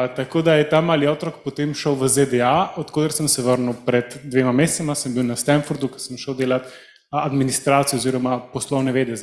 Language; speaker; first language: Slovenian; early bilingual, heritage; Slovenian